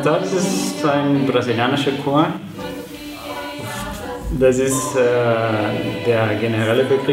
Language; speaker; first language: German; non-native, fluent; Portuguese